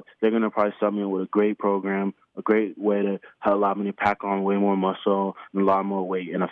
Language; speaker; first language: English; native; English